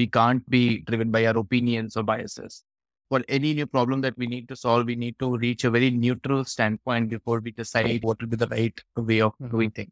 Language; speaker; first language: English; non-native, local second language; Hindi